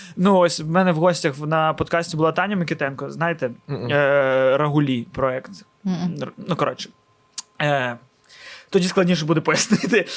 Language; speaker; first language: Ukrainian; non-native, local second language; Russian